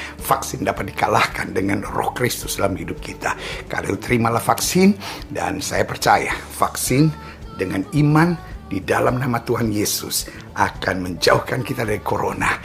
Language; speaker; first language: Indonesian; native; Indonesian